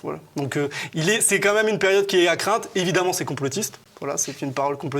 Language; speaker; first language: French; native; French